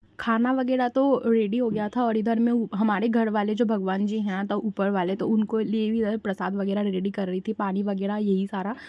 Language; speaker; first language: Hindi; non-native, local second language; Bangla